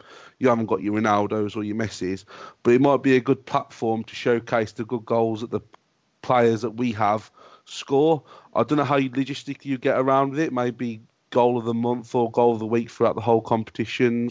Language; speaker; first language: English; native; English